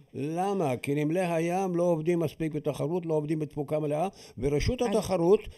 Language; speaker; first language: Hebrew; native; Hebrew